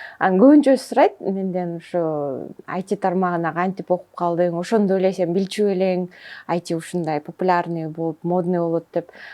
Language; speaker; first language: Kyrgyz; non-native, local second language; Russian